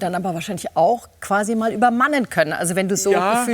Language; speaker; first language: German; native; German